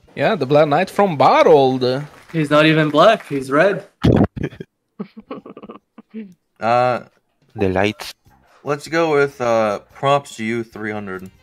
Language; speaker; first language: English; native; English